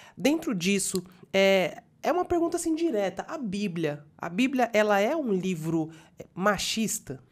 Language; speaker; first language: Portuguese; native; Portuguese